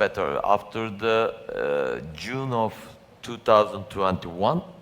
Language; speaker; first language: English; non-native, learner; Turkish